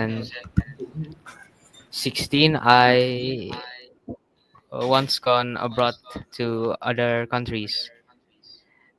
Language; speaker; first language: English; non-native, learner; Indonesian